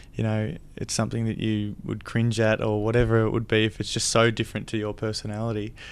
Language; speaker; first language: English; native; English